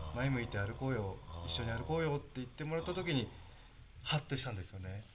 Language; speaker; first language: Japanese; native; Japanese